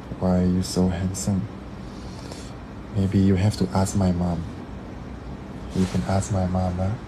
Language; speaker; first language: English; non-native, learner; Thai